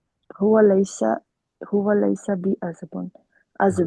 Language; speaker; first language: Arabic; non-native, learner; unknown